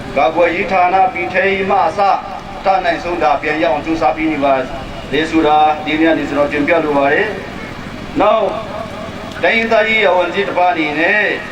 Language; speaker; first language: Burmese; non-native, local second language; Thado Chin